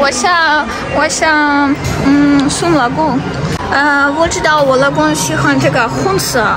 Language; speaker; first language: Chinese; non-native, learner; Ukrainian